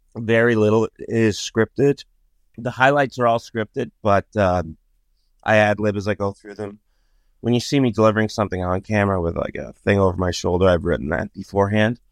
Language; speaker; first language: English; native; English